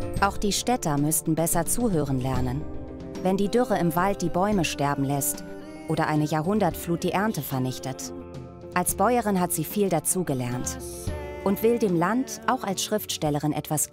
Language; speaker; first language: German; native; German